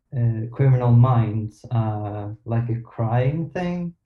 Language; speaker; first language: English; non-native, fluent; Swedish